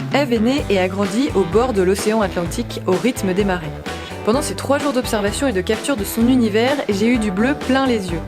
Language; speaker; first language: French; native; French